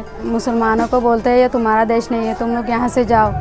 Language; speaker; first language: Hindi; early bilingual, other home language; Rohingya